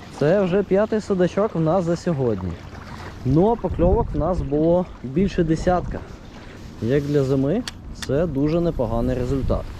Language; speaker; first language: Ukrainian; non-native, local second language; Russian